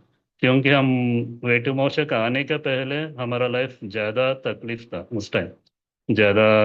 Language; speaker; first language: Hindi; non-native, local second language; Telugu